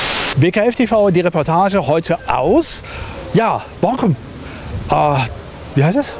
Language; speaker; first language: German; native; German